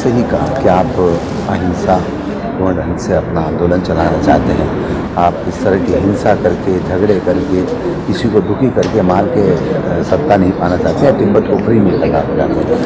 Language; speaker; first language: Hindi; native; Hindi